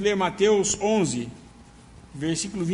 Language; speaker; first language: Portuguese; native; Portuguese